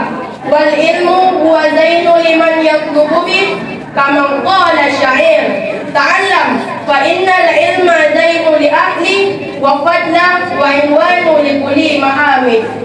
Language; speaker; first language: Arabic; non-native, learner; Indonesian